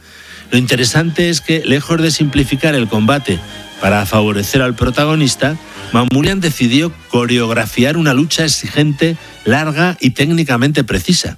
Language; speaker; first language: Spanish; native; Spanish